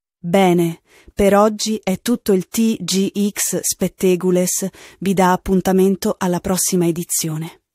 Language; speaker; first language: Italian; native; Italian